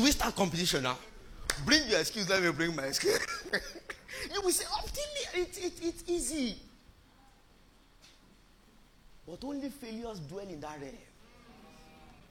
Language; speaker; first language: English; non-native, local second language; Yoruba